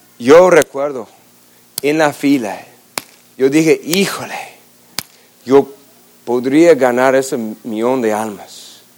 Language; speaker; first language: Spanish; non-native, fluent; English